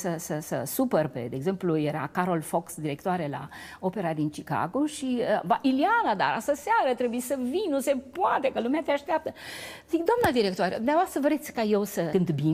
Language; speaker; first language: Romanian; native; Romanian